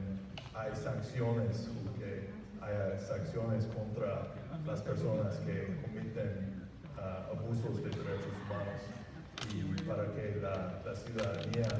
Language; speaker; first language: Spanish; non-native, fluent; English